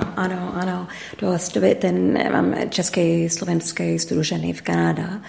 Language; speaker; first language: Czech; early bilingual, heritage; English